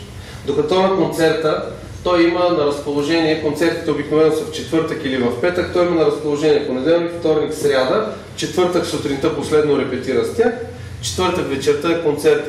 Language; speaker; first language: Bulgarian; native; Bulgarian